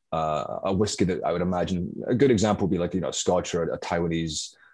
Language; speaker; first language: English; native; English